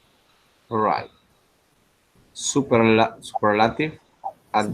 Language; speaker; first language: English; non-native, learner; Spanish